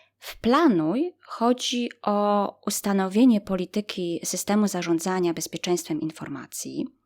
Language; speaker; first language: Polish; native; Polish